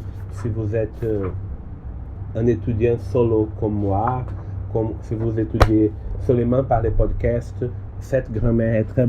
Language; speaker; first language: French; non-native, learner; Portuguese